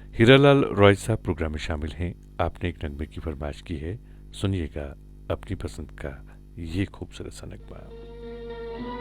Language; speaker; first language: Hindi; non-native, local second language; Kashmiri